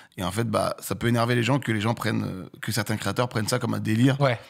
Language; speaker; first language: French; native; French